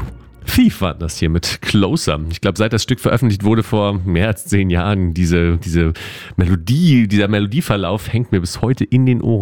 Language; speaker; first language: German; native; German